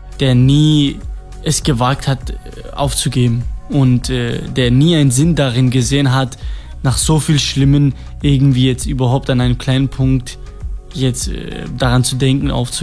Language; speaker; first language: German; non-native, fluent; Kurdish